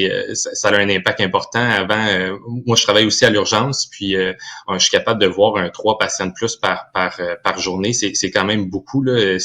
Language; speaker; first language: French; native; French